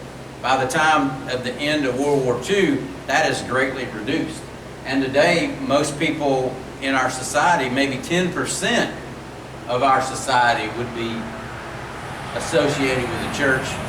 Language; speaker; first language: English; native; English